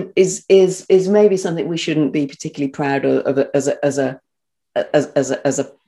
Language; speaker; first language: English; native; English